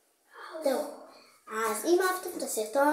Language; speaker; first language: Hebrew; native; Hebrew